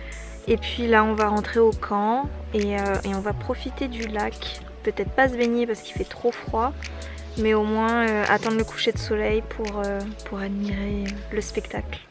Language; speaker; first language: French; native; French